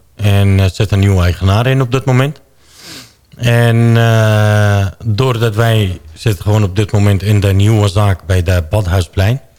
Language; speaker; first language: Dutch; non-native, fluent; Arabic